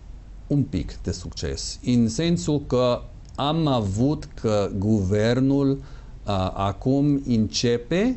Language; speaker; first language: Romanian; non-native, fluent; English